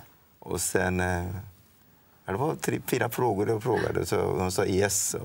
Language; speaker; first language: Swedish; non-native, fluent; Odia